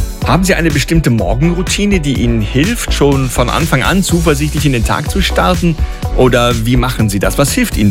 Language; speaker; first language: German; native; German